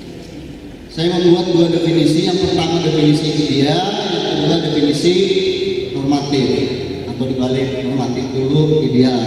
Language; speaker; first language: Indonesian; non-native, local second language; Banjar